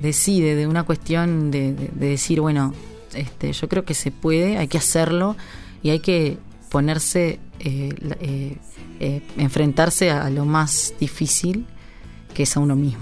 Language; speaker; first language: Spanish; native; Spanish